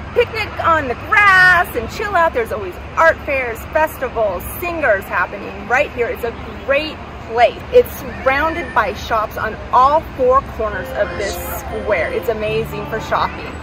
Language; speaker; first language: English; native; English